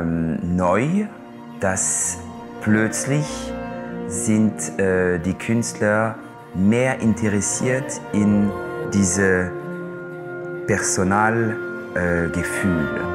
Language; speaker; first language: German; non-native, local second language; French